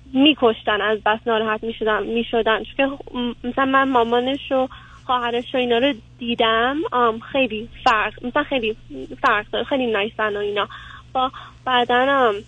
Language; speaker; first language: Persian; early bilingual, heritage; Persian